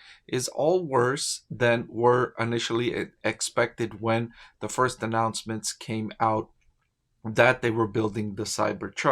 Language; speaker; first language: English; native; English